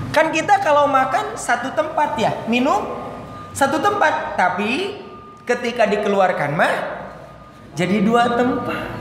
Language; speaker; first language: Malay; non-native, local second language; Sundanese